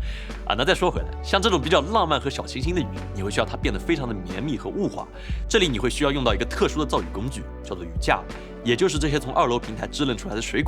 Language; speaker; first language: Chinese; native; Chinese